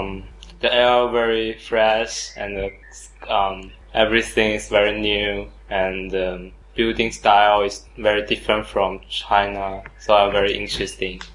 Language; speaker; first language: English; non-native, learner; Chinese